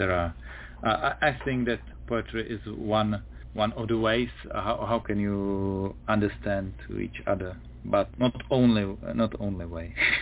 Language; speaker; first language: English; non-native, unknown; Czech